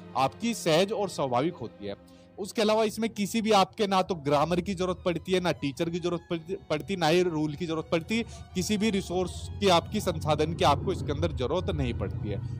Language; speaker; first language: Hindi; native; Hindi